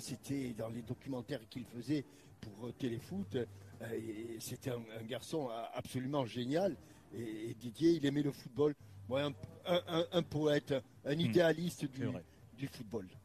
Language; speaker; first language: French; native; French